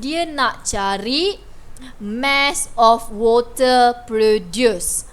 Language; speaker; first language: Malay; native; Malay